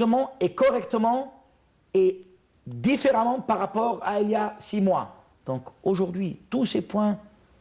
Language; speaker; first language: French; non-native, fluent; Arabic